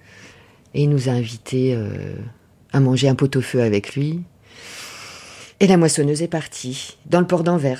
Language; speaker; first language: French; native; French